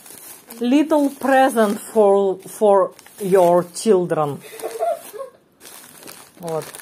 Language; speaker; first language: English; non-native, learner; Russian